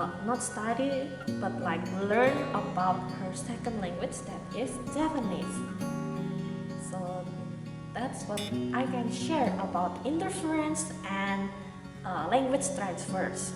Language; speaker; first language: English; non-native, learner; Indonesian